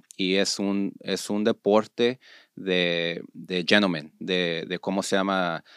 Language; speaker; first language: Spanish; early bilingual, heritage; Spanish